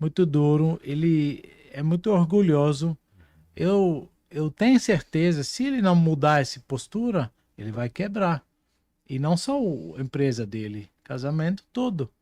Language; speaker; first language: Portuguese; non-native, fluent; Dutch